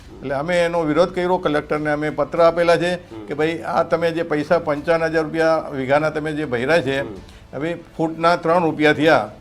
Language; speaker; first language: Gujarati; native; Gujarati